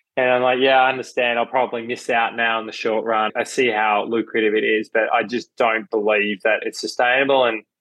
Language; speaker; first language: English; native; English